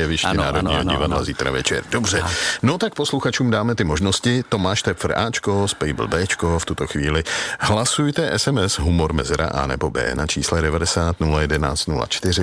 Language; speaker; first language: Czech; native; Czech